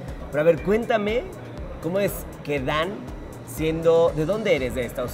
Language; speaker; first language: Spanish; native; Spanish